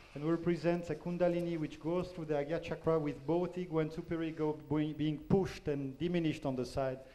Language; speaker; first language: English; non-native, fluent; French